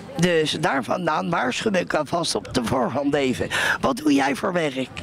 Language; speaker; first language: Dutch; native; Dutch